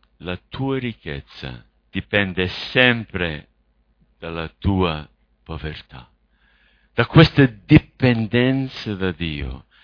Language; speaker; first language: Italian; non-native, fluent; English